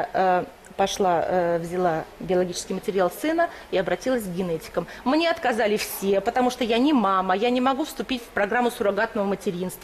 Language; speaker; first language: Russian; native; Russian